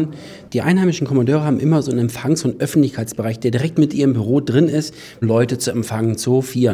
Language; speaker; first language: German; native; German